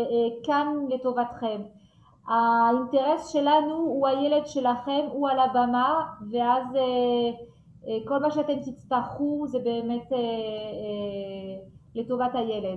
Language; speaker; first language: Hebrew; non-native, fluent; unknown